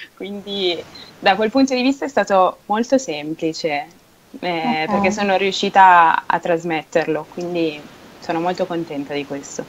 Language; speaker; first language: Italian; native; Italian